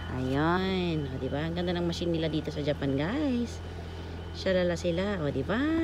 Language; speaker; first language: Filipino; non-native, local second language; Iloko